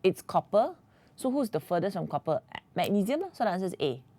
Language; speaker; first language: English; non-native, local second language; Malay